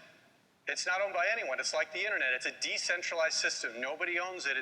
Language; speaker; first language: English; native; English